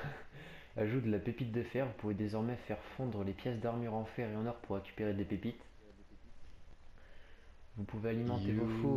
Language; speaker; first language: French; native; French